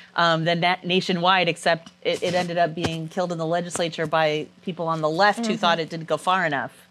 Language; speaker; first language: English; native; English